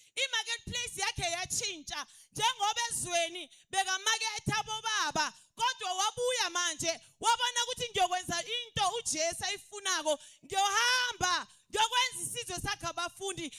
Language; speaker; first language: Zulu; non-native, local second language; South Ndebele